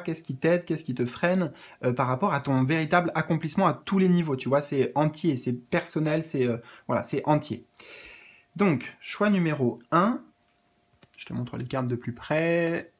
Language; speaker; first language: French; native; French